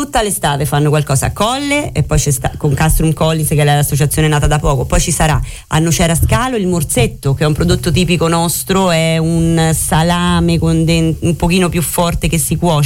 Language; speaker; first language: Italian; native; Italian